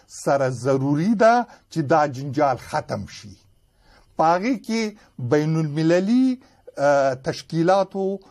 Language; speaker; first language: Pashto; native; Pashto